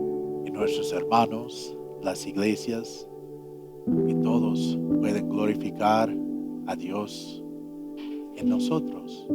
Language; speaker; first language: Spanish; non-native, fluent; English